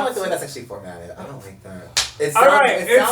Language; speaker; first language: English; native; English